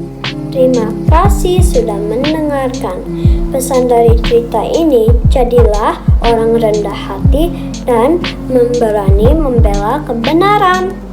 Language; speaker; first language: Indonesian; native; Indonesian